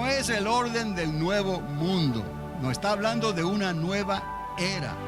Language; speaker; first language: Spanish; native; Spanish